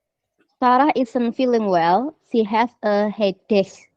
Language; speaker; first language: English; non-native, learner; Indonesian